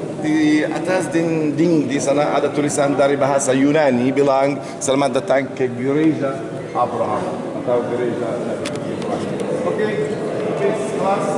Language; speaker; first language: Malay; non-native, learner; Arabic